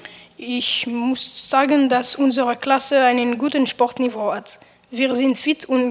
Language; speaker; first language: German; non-native, learner; French